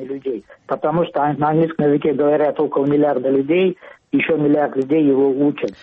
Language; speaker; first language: Russian; non-native, local second language; Kyrgyz